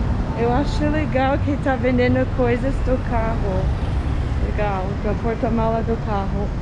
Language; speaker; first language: Portuguese; non-native, fluent; English